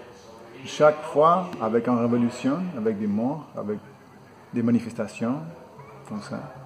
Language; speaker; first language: French; non-native, fluent; Spanish